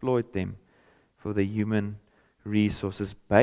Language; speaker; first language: English; non-native, local second language; Afrikaans